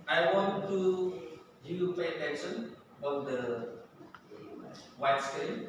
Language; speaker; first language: English; non-native, fluent; Indonesian